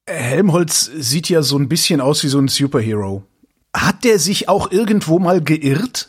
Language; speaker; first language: German; native; German